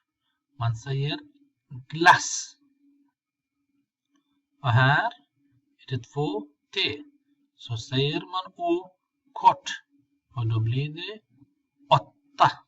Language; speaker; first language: Swedish; non-native, fluent; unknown